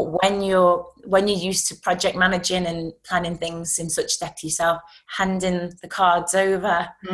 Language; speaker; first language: English; native; English